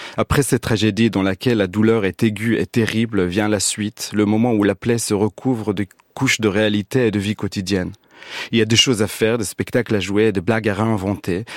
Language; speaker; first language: French; non-native, fluent; Hebrew